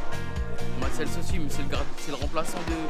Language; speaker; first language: French; native; French